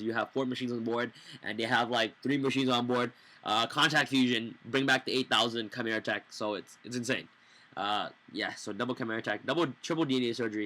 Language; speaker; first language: English; native; English